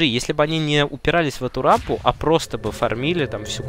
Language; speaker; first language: Russian; native; Russian